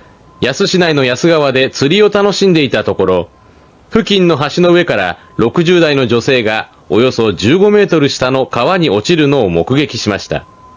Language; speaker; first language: Japanese; native; Japanese